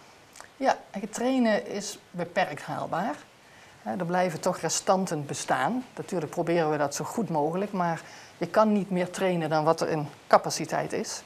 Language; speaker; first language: Dutch; native; Dutch